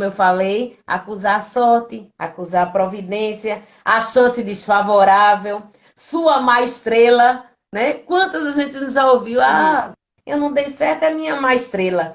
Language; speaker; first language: Portuguese; native; Portuguese